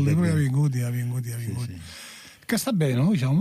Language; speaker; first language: Catalan; native; Catalan